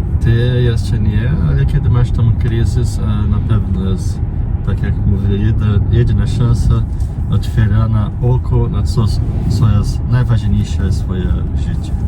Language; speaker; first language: Polish; non-native, learner; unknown